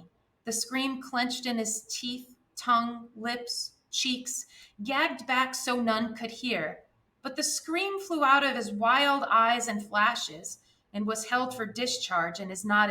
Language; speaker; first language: English; native; English